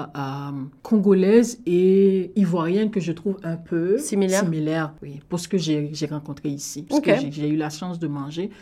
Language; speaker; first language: French; non-native, local second language; Haitian Creole